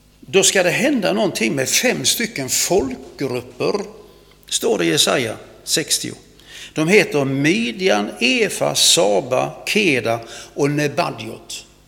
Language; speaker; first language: Swedish; native; Swedish